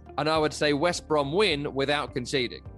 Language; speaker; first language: English; native; English